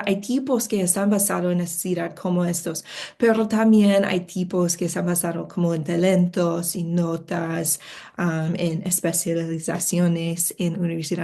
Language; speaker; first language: Spanish; non-native, fluent; English